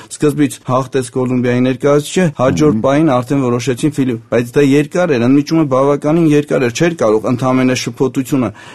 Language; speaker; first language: Armenian; native; Armenian